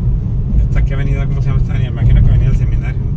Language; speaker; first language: Spanish; native; Spanish